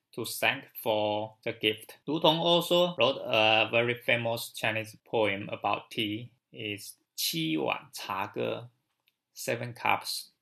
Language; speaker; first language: English; non-native, learner; Chinese